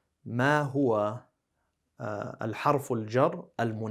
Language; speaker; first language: Arabic; non-native, fluent; English